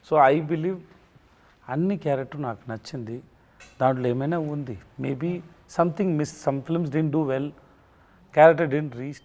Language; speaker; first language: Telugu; non-native, learner; Tamil